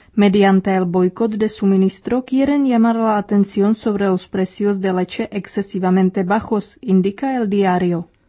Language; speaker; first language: Spanish; non-native, fluent; Czech